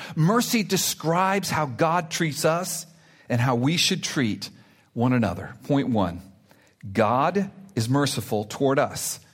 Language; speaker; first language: English; early bilingual, other home language; Spanish